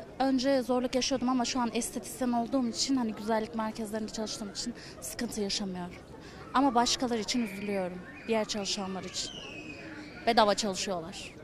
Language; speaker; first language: Turkish; native; Turkish